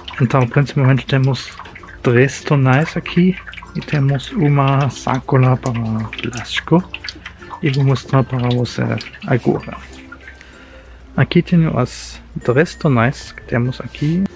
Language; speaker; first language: Portuguese; non-native, fluent; German